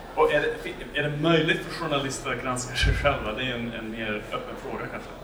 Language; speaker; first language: Swedish; non-native, fluent; English